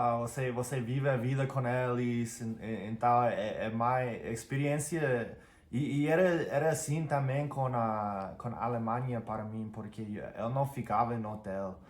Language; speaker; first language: Portuguese; non-native, fluent; English